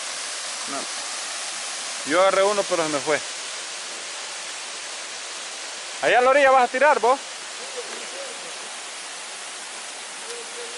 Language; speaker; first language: Spanish; native; Spanish